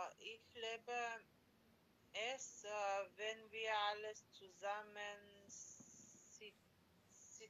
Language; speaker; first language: German; non-native, learner; Macedonian